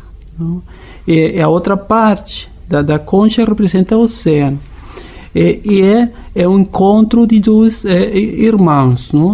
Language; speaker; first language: Portuguese; non-native, fluent; Spanish